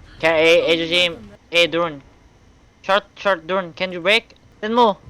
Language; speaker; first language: English; non-native, learner; Korean